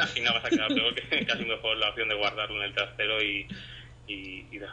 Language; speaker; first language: Spanish; native; Spanish